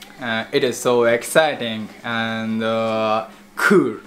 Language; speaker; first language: English; non-native, learner; Japanese